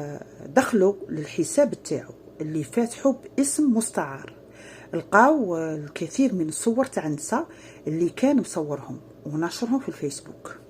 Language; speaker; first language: Arabic; native; Arabic